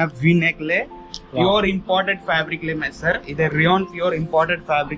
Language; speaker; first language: Tamil; non-native, learner; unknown